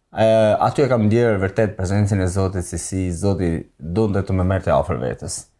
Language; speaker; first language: Albanian; native; Albanian